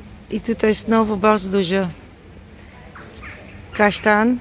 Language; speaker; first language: Polish; non-native, learner; Dutch